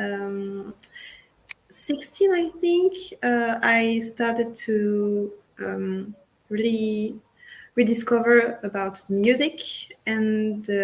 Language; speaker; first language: English; non-native, fluent; French